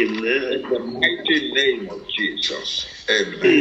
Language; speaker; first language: English; non-native, local second language; Yoruba